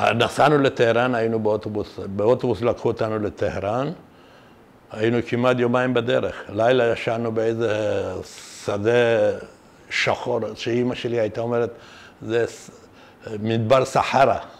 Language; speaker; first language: Hebrew; non-native, fluent; Persian